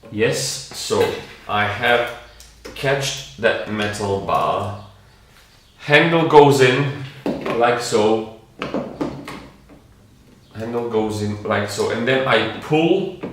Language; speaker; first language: English; non-native, fluent; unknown